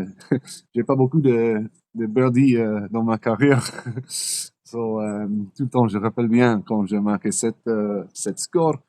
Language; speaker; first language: French; non-native, learner; English